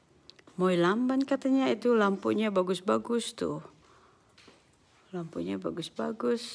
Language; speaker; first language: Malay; non-native, local second language; Sundanese